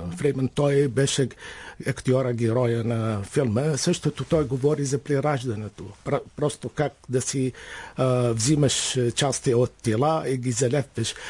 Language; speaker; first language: Bulgarian; non-native, fluent; Arabic